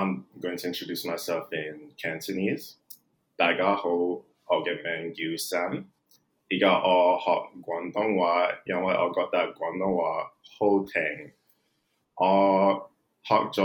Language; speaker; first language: English; non-native, local second language; Jamaican Creole English